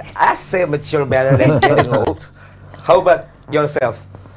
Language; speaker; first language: English; non-native, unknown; Indonesian